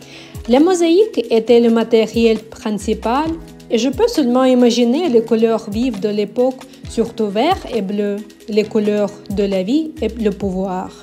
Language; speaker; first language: French; non-native, learner; Ukrainian